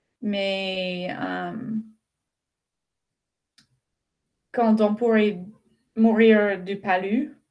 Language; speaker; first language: French; non-native, fluent; English